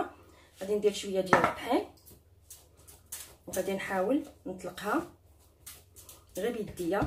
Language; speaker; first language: Arabic; native; Arabic